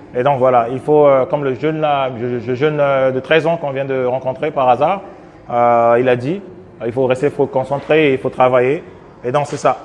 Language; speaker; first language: French; non-native, local second language; Sango